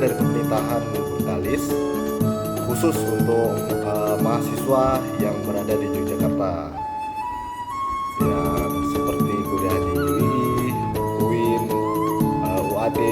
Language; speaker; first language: Indonesian; non-native, local second language; Malay